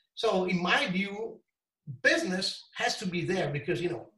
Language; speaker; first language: English; non-native, fluent; Italian